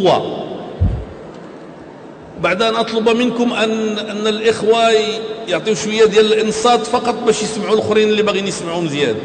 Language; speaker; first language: Arabic; native; Arabic